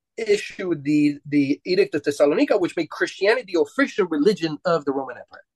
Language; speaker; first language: English; non-native, fluent; Romanian